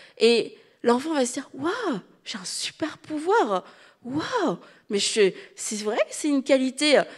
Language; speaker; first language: French; native; French